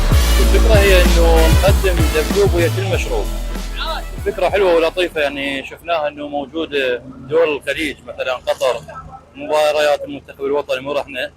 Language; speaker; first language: Arabic; native; Arabic